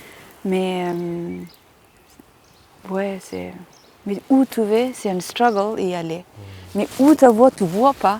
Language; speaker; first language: French; non-native, fluent; Persian